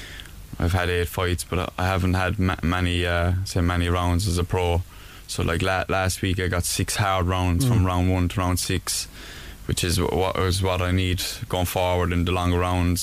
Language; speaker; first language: English; native; English